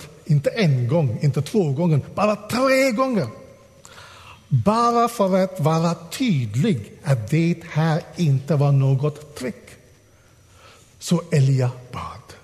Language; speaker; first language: Swedish; non-native, fluent; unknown